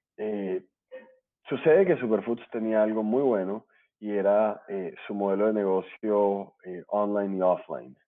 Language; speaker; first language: Spanish; native; Spanish